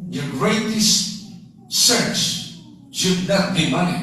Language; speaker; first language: English; non-native, local second language; Filipino